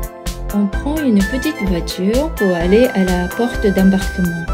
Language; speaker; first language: French; non-native, fluent; Japanese